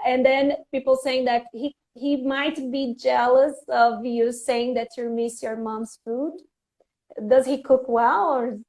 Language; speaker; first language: English; non-native, fluent; Portuguese